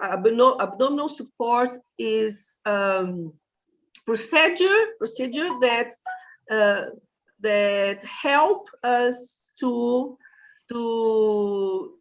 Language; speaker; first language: English; non-native, fluent; Portuguese